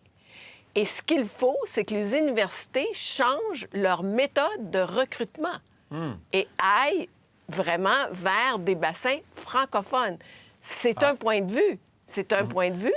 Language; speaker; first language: French; native; French